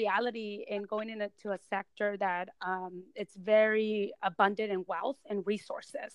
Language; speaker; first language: English; early bilingual, other home language; Spanish